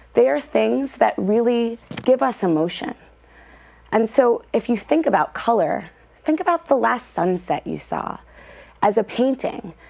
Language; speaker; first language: English; native; English